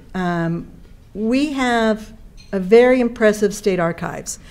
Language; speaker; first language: English; native; English